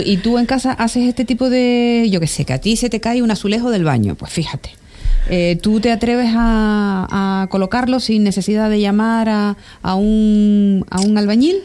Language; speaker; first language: Spanish; native; Spanish